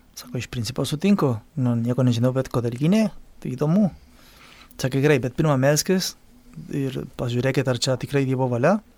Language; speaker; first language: Lithuanian; non-native, fluent; Spanish